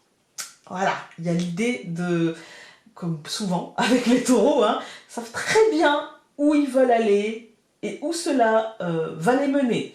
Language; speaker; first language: French; native; French